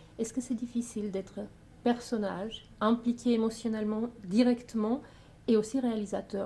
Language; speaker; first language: French; non-native, fluent; Romanian